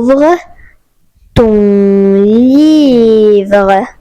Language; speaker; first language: French; non-native, fluent; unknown